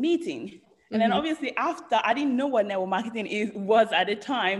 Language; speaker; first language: English; non-native, fluent; Italian